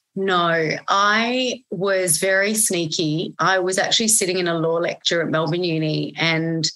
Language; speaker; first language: English; native; English